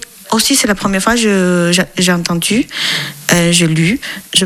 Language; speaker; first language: French; non-native, learner; Chinese